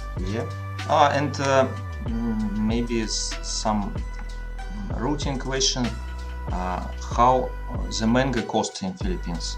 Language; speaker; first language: English; non-native, learner; Russian